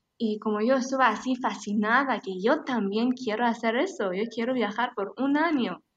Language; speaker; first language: Spanish; non-native, fluent; Persian